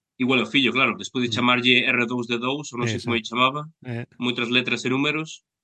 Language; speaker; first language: Galician; native; Galician